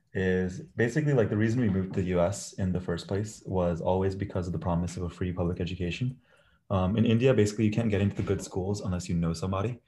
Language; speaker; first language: English; early bilingual, other home language; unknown